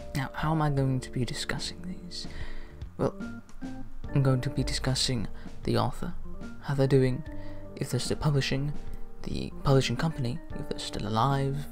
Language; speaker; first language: English; early bilingual, other home language; Spanish